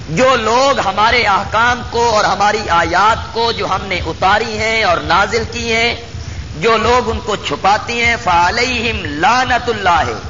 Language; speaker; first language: Urdu; non-native, local second language; Punjabi